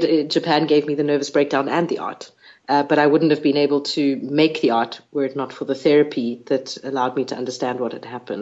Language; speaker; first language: English; native; English